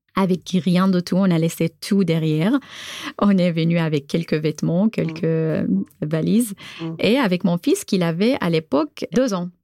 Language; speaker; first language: French; non-native, fluent; Arabic